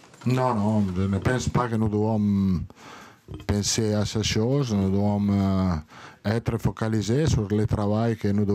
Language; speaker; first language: French; non-native, learner; Italian